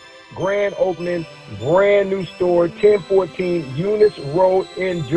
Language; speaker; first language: English; native; English